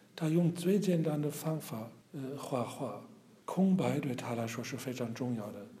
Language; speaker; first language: Chinese; non-native, fluent; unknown